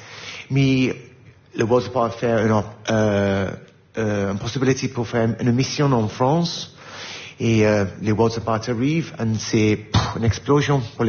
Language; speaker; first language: French; non-native, learner; English